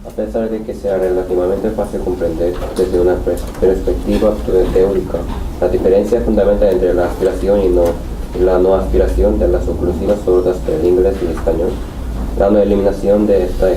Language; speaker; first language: Spanish; non-native, learner; Korean